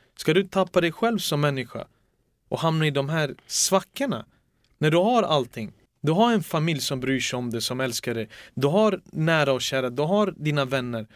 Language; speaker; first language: Swedish; early bilingual, other home language; Serbian